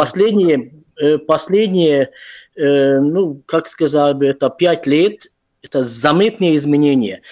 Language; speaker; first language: Russian; non-native, fluent; Hungarian